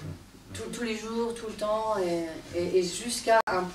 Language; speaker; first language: French; native; French